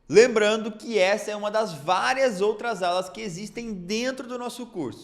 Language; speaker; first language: Portuguese; native; Portuguese